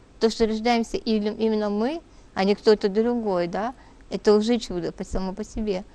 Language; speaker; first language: Russian; native; Russian